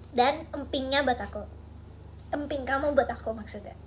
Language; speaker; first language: Indonesian; native; Indonesian